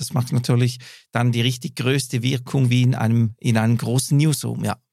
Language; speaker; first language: German; native; German